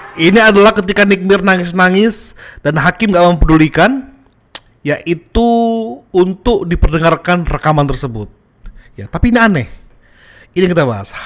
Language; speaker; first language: Indonesian; native; Indonesian